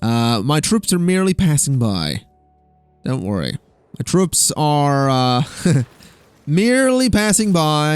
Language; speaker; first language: English; native; English